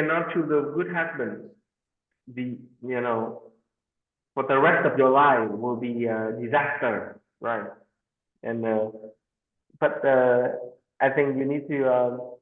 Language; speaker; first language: English; non-native, fluent; Vietnamese